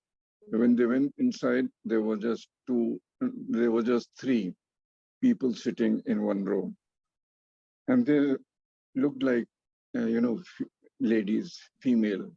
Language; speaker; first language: English; non-native, fluent; Hindi